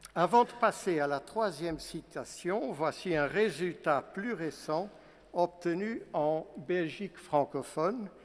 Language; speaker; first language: French; non-native, fluent; Portuguese